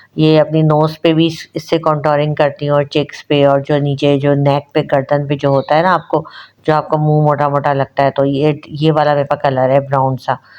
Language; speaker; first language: Urdu; native; Urdu